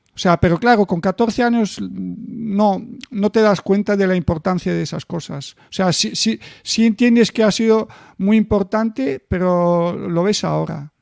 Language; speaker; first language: Spanish; non-native, fluent; Bulgarian